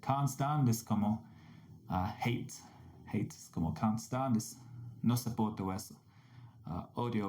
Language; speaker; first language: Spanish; non-native, fluent; English